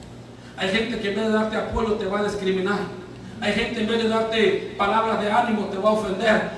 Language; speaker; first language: Spanish; native; Spanish